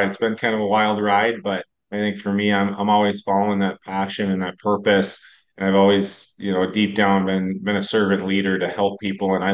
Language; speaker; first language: English; native; English